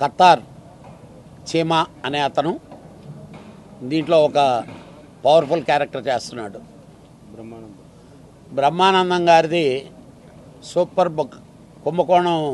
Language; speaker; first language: Telugu; native; Telugu